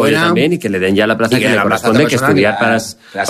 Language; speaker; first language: Spanish; native; Spanish